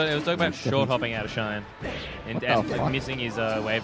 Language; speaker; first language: English; native; English